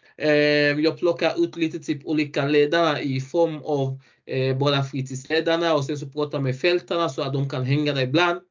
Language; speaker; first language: Swedish; non-native, fluent; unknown